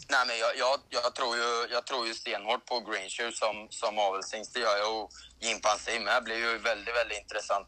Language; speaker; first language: Swedish; native; Swedish